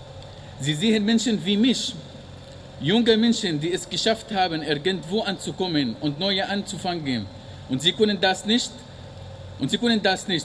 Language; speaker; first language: German; non-native, learner; Arabic